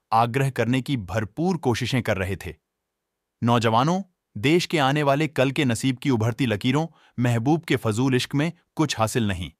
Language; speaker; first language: Hindi; native; Hindi